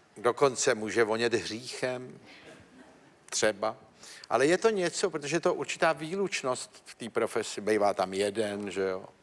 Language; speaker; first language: Czech; native; Czech